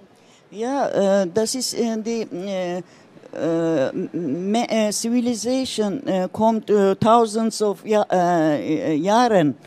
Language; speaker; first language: German; non-native, learner; Turkish